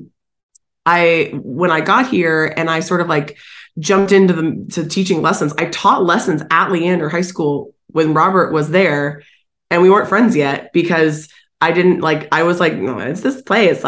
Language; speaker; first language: English; native; English